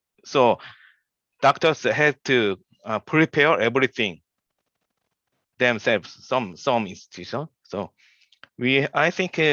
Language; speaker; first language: English; non-native, learner; Korean